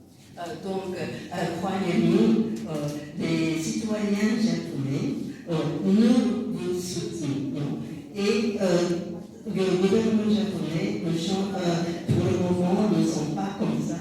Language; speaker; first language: French; non-native, learner; Japanese